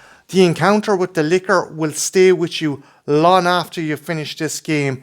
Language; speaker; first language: English; native; English